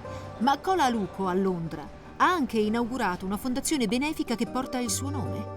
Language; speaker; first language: Italian; native; Italian